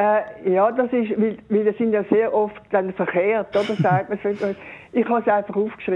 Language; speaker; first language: German; native; German